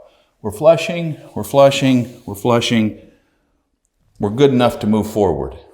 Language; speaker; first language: English; native; English